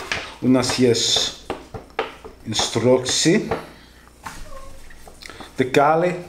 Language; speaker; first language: Russian; non-native, learner; English